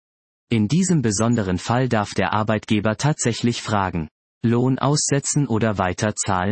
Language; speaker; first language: German; native; German